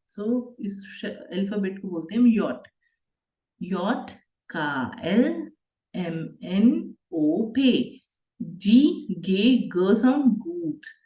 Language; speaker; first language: Hindi; native; Hindi